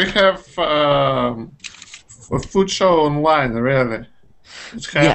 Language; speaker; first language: English; non-native, fluent; Russian